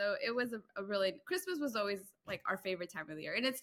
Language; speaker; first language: English; native; English